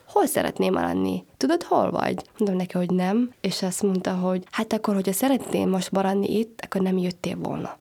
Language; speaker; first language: Hungarian; non-native, fluent; Somali